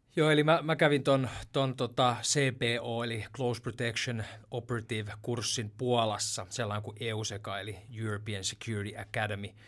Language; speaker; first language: Finnish; native; Finnish